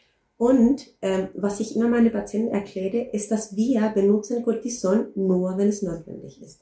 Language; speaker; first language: German; non-native, fluent; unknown